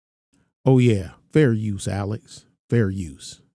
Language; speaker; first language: English; native; English